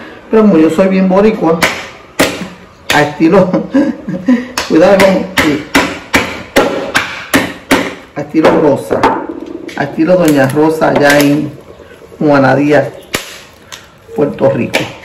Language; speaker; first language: Spanish; native; Spanish